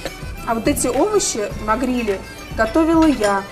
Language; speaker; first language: Russian; native; Russian